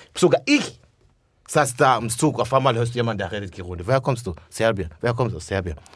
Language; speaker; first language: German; early bilingual, other home language; Rundi